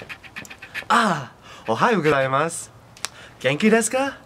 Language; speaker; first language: Japanese; non-native, learner; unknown